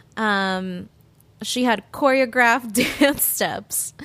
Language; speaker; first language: English; early bilingual, other home language; Spanish